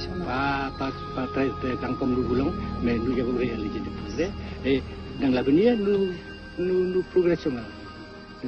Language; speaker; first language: French; non-native, local second language; Vietnamese